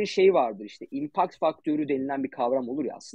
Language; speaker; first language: Turkish; native; Turkish